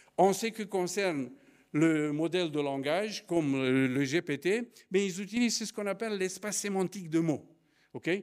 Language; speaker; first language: French; non-native, fluent; Romanian